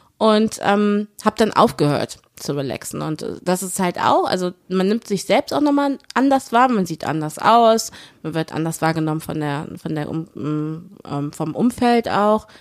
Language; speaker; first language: German; early bilingual, other home language; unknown